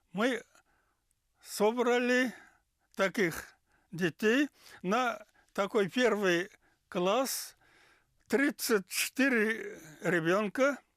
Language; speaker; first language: Russian; non-native, local second language; Bashkir